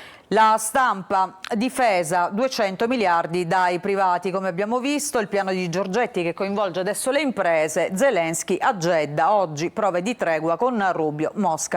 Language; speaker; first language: Italian; native; Italian